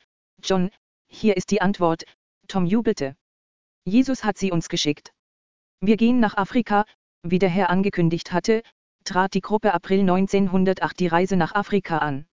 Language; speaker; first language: German; native; German